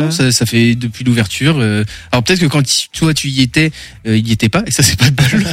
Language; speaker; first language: French; native; French